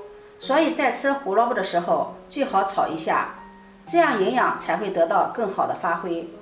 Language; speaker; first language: Chinese; native; Chinese